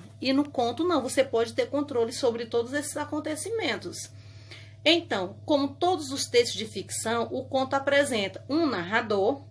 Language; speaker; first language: Portuguese; native; Portuguese